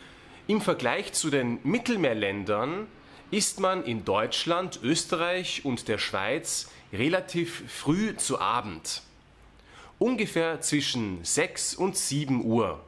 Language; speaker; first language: German; non-native, fluent; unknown